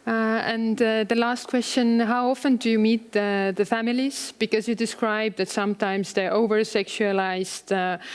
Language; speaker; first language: English; non-native, fluent; Estonian